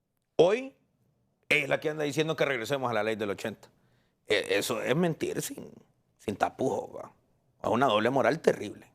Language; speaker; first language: Spanish; native; Spanish